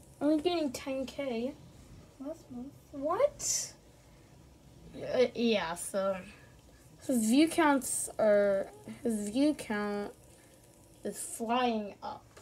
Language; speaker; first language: English; native; English